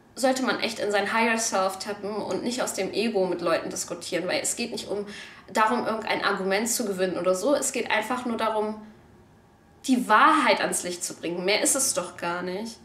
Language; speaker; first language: German; early bilingual, other home language; Turkish